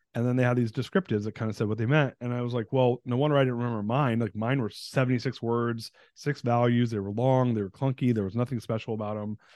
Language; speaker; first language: English; native; English